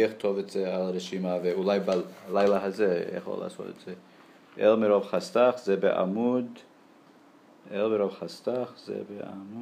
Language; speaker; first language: Hebrew; non-native, learner; English